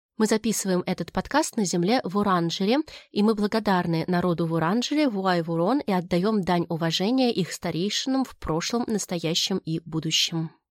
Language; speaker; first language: Russian; native; Russian